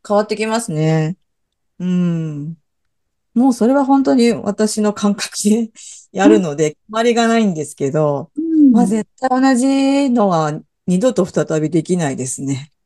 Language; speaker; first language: Japanese; native; Japanese